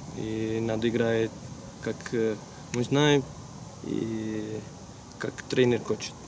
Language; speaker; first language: Russian; non-native, learner; Italian